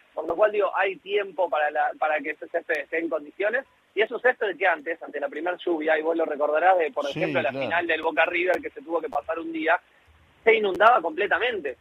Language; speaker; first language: Spanish; native; Spanish